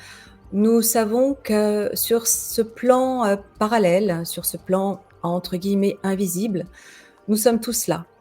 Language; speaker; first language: French; native; French